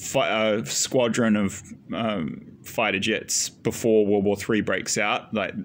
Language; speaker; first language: English; native; English